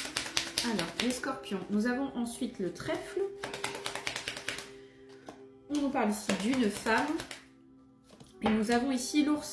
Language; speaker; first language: French; native; French